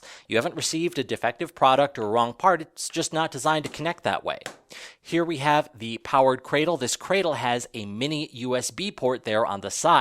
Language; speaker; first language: English; native; English